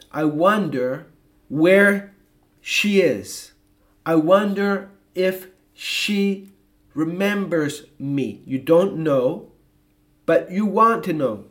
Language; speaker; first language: English; native; English